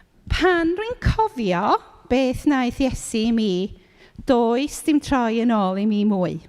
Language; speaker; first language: Welsh; native; Welsh